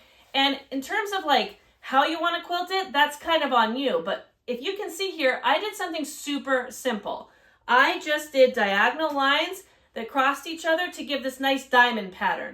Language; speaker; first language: English; native; English